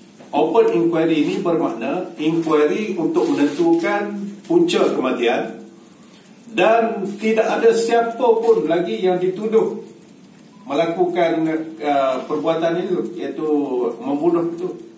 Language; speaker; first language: Malay; native; Malay